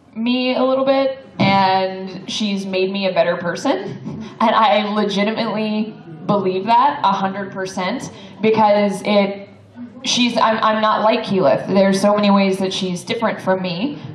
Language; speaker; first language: English; native; English